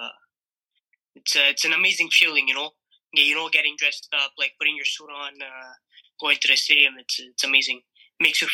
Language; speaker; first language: English; native; English